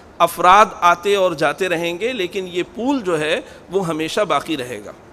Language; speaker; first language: Urdu; native; Urdu